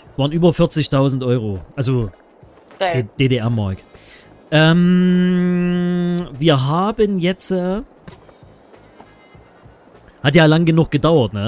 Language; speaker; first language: German; native; German